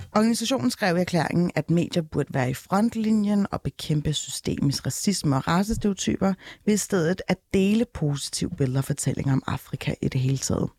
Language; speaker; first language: Danish; early bilingual, other home language; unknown